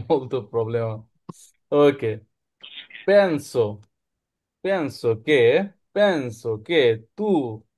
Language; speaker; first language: Italian; non-native, learner; Bangla